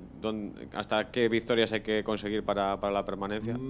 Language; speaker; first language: Spanish; native; Spanish